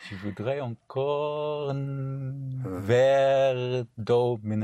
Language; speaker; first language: French; non-native, learner; English